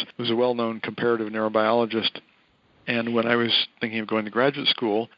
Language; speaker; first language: English; native; English